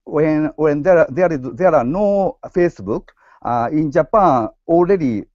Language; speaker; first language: English; non-native, learner; Japanese